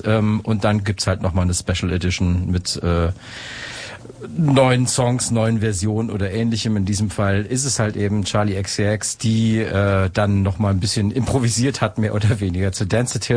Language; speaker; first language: German; native; German